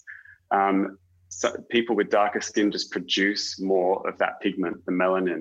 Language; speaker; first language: English; native; English